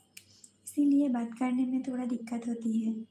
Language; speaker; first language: Hindi; non-native, local second language; Bangla